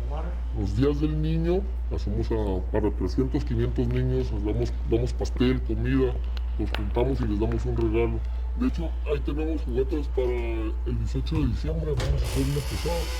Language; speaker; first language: Spanish; native; Spanish